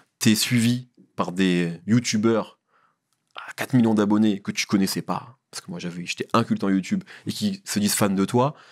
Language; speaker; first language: French; early bilingual, other home language; Arabic